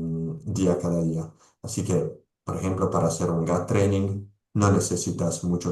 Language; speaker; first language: Spanish; non-native, fluent; Italian